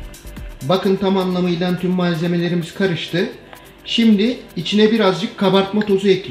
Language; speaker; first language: Turkish; native; Turkish